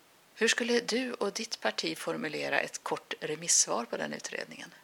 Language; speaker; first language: Swedish; native; Swedish